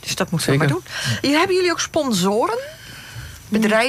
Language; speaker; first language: Dutch; native; Dutch